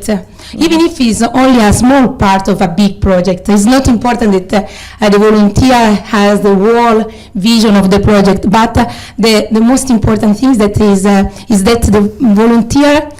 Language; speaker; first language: English; non-native, fluent; Italian